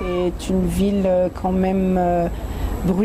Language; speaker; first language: French; native; French